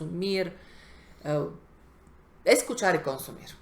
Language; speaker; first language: Spanish; non-native, fluent; Slovak